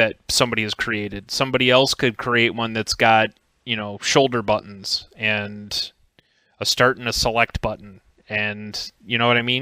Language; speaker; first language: English; native; English